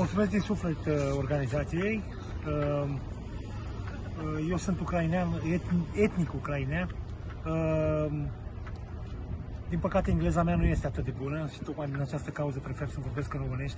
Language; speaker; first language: Romanian; non-native, local second language; Ukrainian